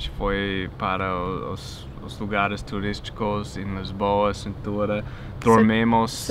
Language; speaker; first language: Portuguese; non-native, fluent; English